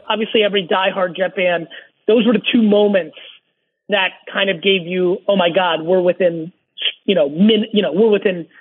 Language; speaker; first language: English; early bilingual, other home language; Russian